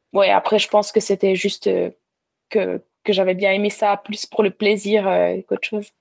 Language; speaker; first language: French; native; French